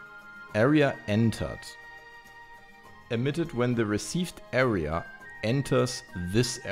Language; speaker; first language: English; non-native, fluent; German